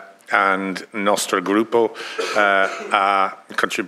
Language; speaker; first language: Italian; non-native, learner; English